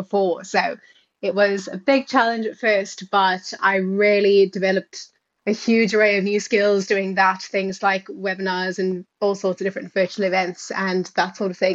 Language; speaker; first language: English; native; English